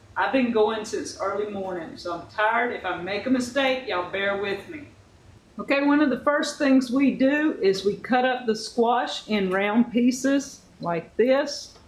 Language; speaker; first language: English; native; English